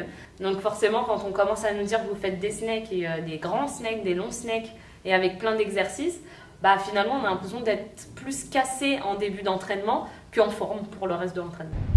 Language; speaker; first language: French; native; French